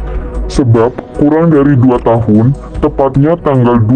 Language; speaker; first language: Indonesian; native; Indonesian